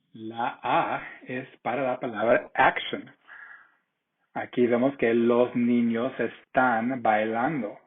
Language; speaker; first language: Spanish; non-native, fluent; English